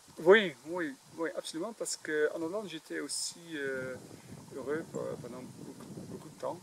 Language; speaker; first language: French; non-native, fluent; Dutch